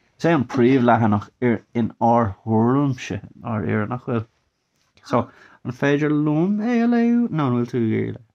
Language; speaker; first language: Irish; non-native, local second language; English